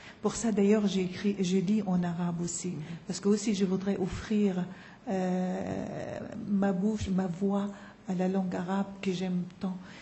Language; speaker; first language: French; non-native, fluent; Arabic